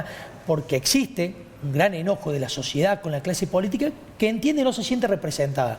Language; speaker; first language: Spanish; native; Spanish